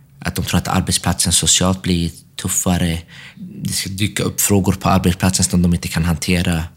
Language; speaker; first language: Swedish; early bilingual, other home language; Arabic